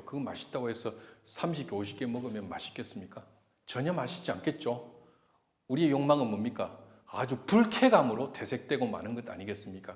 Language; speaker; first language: Korean; native; Korean